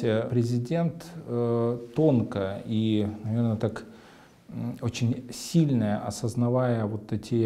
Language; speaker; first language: Russian; native; Russian